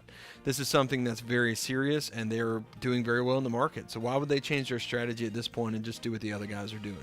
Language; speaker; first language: English; native; English